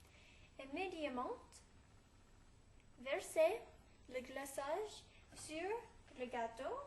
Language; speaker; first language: French; non-native, learner; English